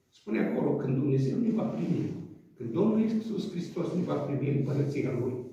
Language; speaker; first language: Romanian; native; Romanian